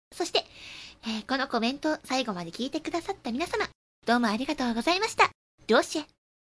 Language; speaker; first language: Japanese; early bilingual, other home language; Chinese